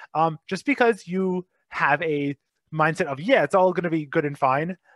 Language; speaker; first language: English; native; English